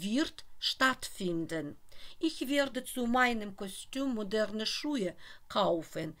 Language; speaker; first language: German; non-native, fluent; Russian